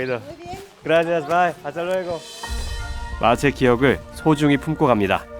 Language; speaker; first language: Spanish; non-native, learner; Korean